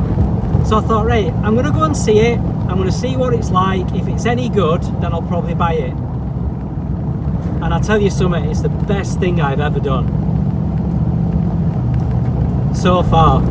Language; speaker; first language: English; native; English